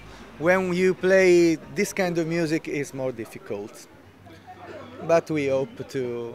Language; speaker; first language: English; non-native, learner; Italian